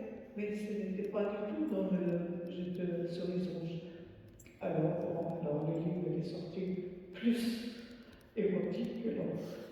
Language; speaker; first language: French; non-native, fluent; Arabic